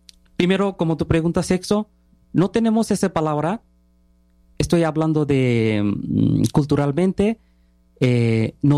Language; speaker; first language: Spanish; non-native, learner; Bangla